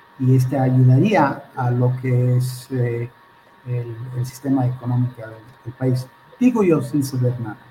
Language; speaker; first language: Spanish; non-native, fluent; Hebrew